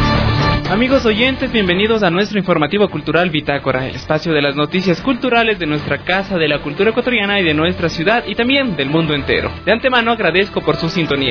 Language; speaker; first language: Spanish; native; Spanish